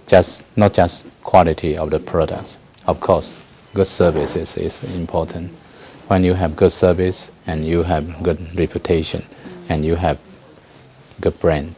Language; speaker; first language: English; non-native, fluent; Chinese